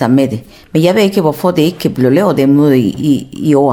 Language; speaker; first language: Danish; non-native, fluent; Spanish